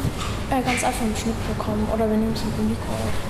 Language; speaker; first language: German; native; German